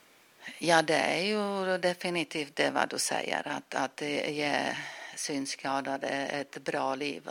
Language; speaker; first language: Swedish; non-native, fluent; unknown